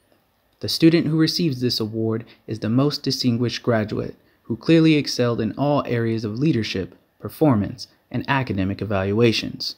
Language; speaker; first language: English; native; English